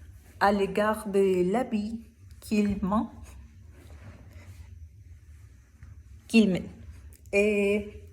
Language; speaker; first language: French; non-native, learner; Spanish